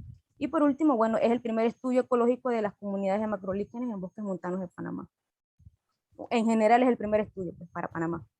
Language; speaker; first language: Spanish; native; Spanish